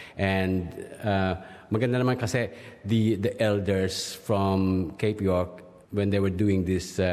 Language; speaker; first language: English; non-native, local second language; Filipino